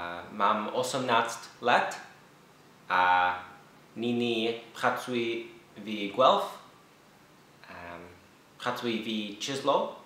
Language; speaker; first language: Czech; non-native, learner; English